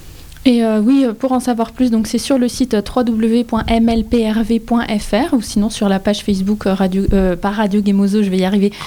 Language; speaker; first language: French; native; French